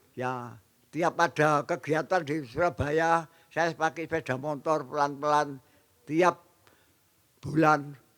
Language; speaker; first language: Indonesian; non-native, local second language; Javanese